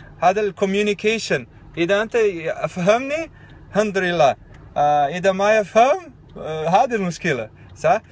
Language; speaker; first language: Arabic; non-native, learner; Portuguese